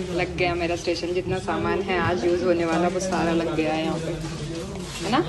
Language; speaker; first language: Hindi; native; Hindi